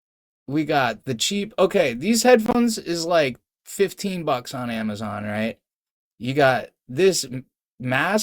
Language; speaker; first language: English; native; English